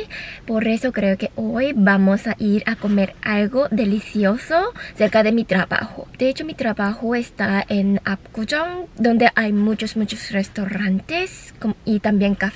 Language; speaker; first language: Spanish; non-native, learner; Korean